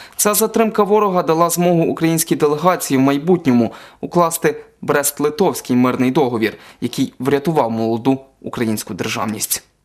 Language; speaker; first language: Ukrainian; native; Ukrainian